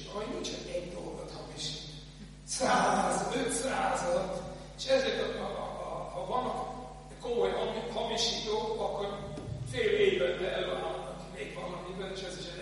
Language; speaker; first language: Hungarian; non-native, fluent; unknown